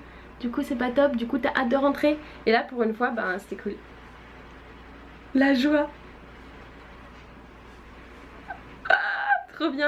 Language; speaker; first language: French; native; French